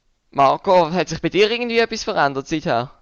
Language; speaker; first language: German; native; German